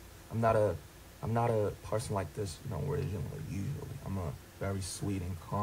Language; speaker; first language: English; non-native, fluent; Korean